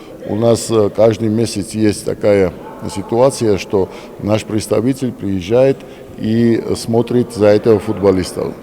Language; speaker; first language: Russian; non-native, fluent; Georgian